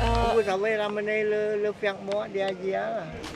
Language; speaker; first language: French; native; French